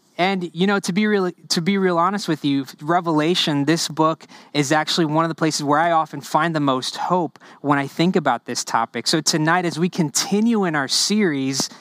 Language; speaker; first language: English; early bilingual, other home language; Spanish